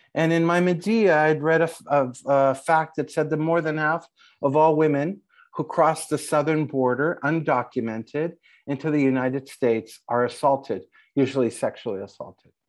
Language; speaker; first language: English; native; English